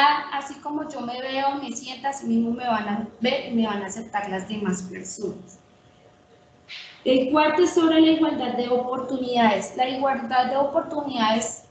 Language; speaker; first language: Spanish; native; Spanish